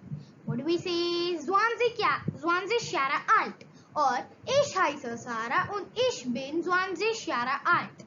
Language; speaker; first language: German; non-native, learner; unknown